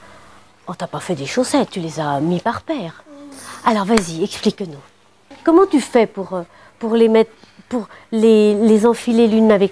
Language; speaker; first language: French; native; French